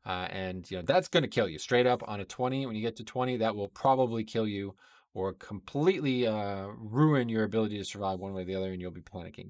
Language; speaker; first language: English; native; English